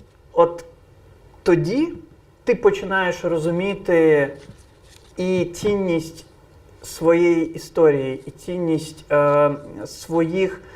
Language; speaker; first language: Ukrainian; non-native, fluent; Crimean Tatar